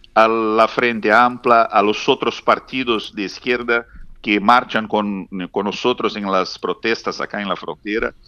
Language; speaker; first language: Spanish; non-native, fluent; Portuguese